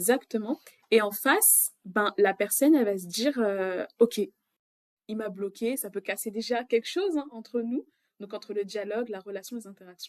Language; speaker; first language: French; native; French